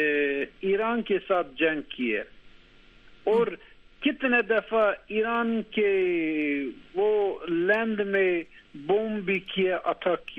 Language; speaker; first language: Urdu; non-native, learner; Turkish